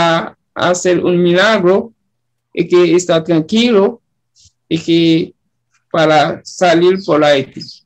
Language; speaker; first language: Spanish; non-native, learner; Haitian Creole